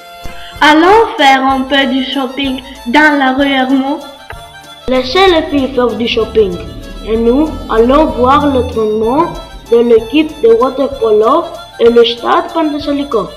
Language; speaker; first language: French; non-native, learner; Greek